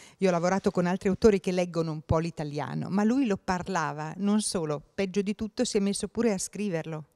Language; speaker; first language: Italian; native; Italian